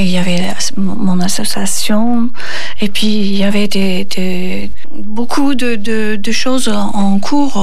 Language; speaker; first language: French; non-native, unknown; Turkish